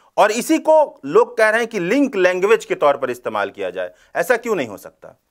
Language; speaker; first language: Hindi; native; Hindi